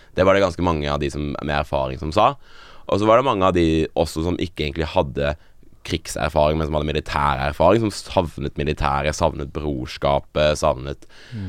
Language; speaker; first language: Norwegian; native; Norwegian